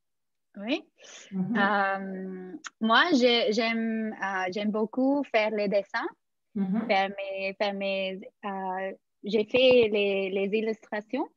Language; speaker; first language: French; non-native, fluent; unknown